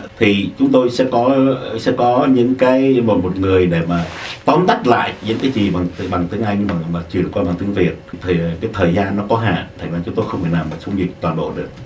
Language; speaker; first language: Vietnamese; native; Vietnamese